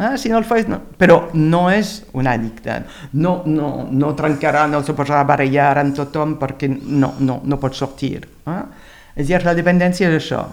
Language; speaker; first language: Catalan; non-native, fluent; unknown